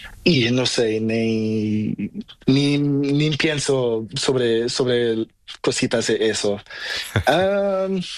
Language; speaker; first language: Spanish; non-native, learner; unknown